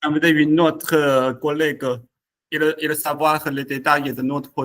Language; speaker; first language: French; non-native, learner; Chinese